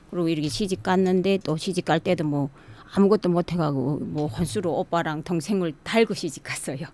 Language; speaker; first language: Korean; native; Korean